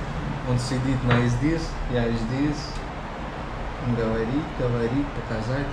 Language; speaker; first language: Russian; non-native, learner; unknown